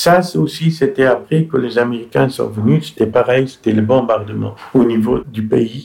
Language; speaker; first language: French; non-native, fluent; Persian